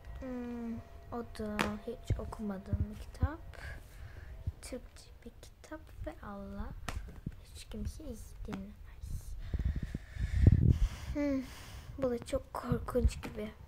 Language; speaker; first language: Turkish; early bilingual, heritage; Turkish